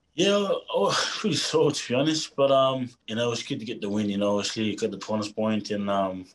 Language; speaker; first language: English; non-native, fluent; Tongan